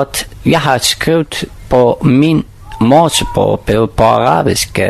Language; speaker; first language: Danish; non-native, learner; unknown